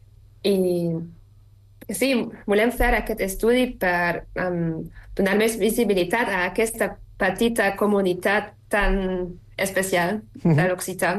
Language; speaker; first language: Catalan; non-native, fluent; German